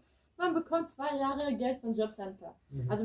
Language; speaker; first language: German; early bilingual, other home language; Kurdish